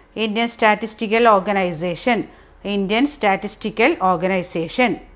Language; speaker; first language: English; non-native, local second language; Malayalam